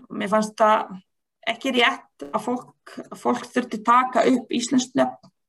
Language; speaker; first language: Icelandic; non-native, fluent; Bosnian